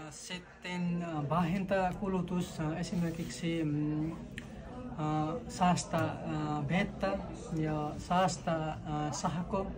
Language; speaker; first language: Finnish; non-native, learner; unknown